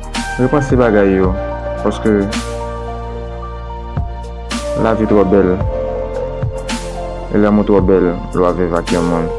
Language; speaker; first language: French; non-native, learner; Haitian Creole